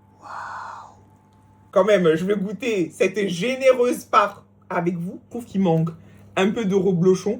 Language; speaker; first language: French; native; French